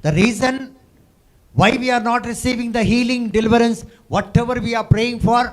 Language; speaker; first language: English; non-native, local second language; Telugu